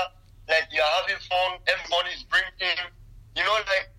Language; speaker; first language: English; non-native, local second language; Krio